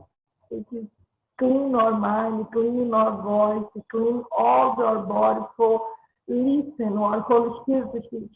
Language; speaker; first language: English; non-native, learner; Portuguese